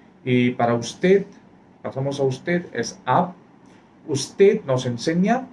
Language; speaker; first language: Spanish; non-native, fluent; Hindi